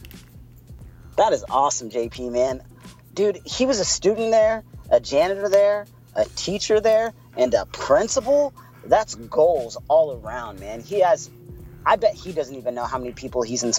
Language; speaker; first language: English; non-native, fluent; Spanish